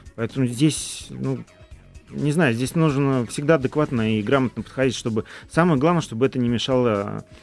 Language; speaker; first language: Russian; native; Russian